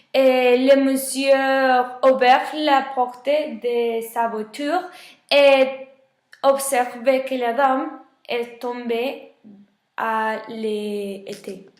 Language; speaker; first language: French; non-native, learner; Spanish